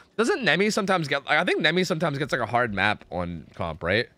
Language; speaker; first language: English; native; English